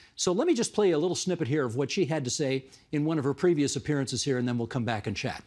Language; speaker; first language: English; native; English